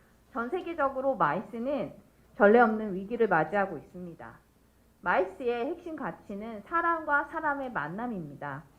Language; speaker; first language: Korean; native; Korean